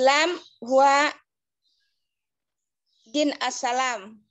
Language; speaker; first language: Arabic; non-native, learner; Indonesian